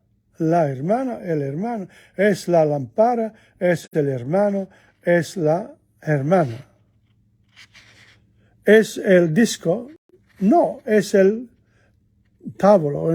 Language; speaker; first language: Spanish; non-native, learner; Italian